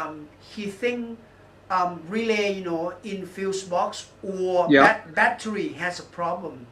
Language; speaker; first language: English; non-native, learner; Thai